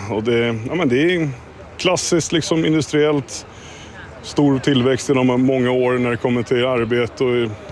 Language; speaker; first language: Swedish; native; Swedish